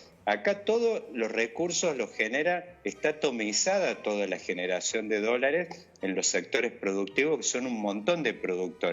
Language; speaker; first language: Spanish; native; Spanish